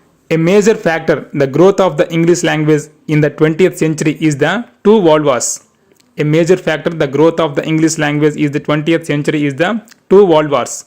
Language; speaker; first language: English; non-native, local second language; Telugu